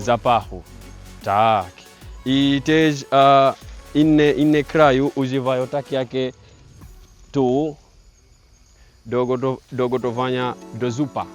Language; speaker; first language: Polish; non-native, learner; Swahili